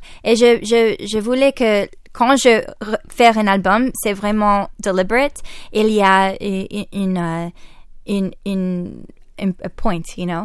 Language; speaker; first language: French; non-native, local second language; English